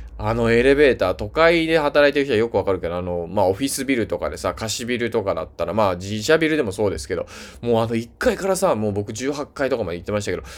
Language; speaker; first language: Japanese; native; Japanese